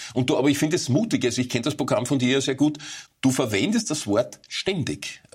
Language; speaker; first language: German; native; German